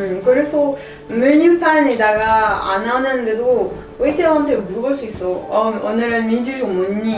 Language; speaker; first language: Korean; non-native, learner; French